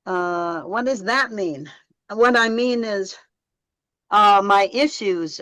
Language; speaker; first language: English; native; English